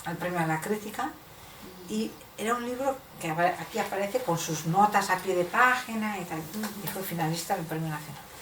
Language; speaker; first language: Spanish; non-native, local second language; Basque